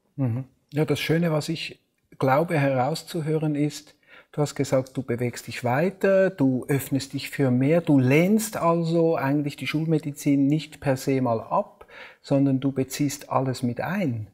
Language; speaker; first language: German; native; German